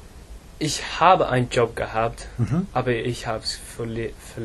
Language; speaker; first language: German; non-native, learner; English